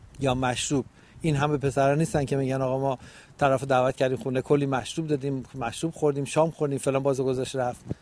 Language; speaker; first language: Persian; native; Persian